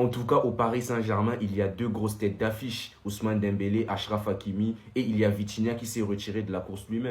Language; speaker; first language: French; native; French